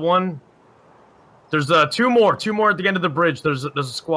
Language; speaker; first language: English; native; English